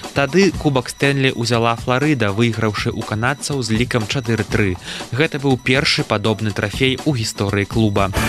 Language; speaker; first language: Belarusian; native; Belarusian